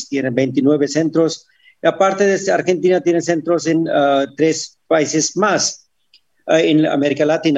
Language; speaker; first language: Spanish; non-native, fluent; Hindi